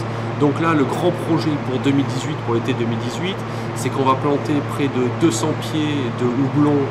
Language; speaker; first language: French; native; French